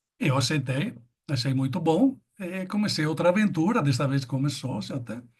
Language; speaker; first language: Portuguese; non-native, fluent; Italian